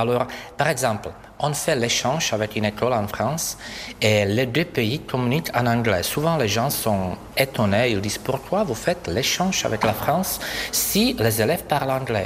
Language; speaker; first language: French; non-native, fluent; Czech